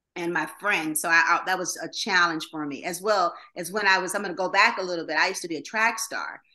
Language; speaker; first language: English; native; English